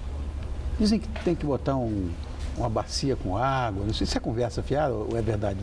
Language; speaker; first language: Portuguese; native; Portuguese